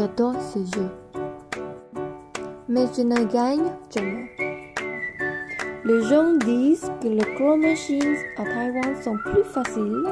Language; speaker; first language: French; non-native, learner; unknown